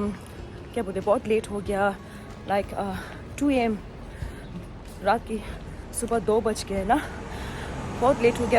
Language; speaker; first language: Hindi; non-native, local second language; Tibetan